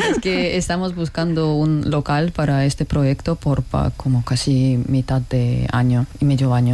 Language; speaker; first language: Spanish; non-native, learner; Russian